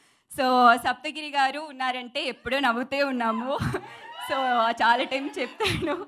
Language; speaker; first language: Telugu; non-native, learner; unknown